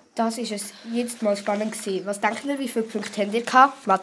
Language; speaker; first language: German; native; German